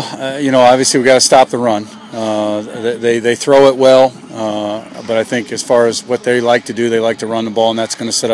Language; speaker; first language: English; native; English